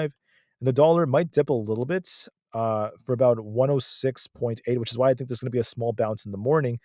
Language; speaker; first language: English; native; English